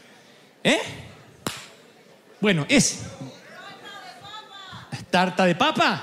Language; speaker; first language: Spanish; native; Spanish